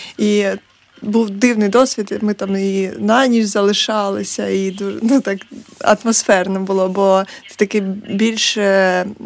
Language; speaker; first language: Ukrainian; native; Ukrainian